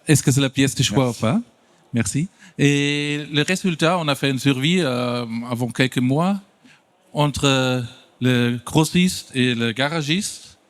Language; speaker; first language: French; non-native, fluent; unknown